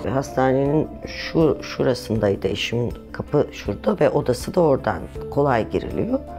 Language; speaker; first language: Turkish; native; Turkish